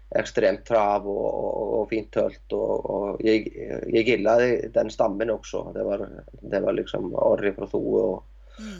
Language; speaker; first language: Swedish; non-native, learner; Icelandic